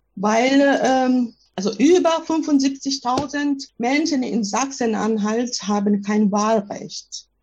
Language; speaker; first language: German; non-native, fluent; Japanese